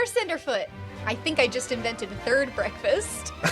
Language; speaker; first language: English; native; English